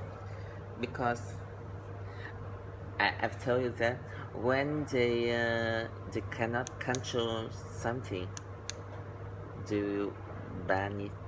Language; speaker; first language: English; non-native, learner; Vietnamese